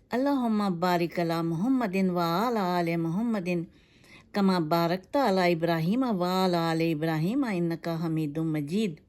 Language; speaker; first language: Urdu; native; Urdu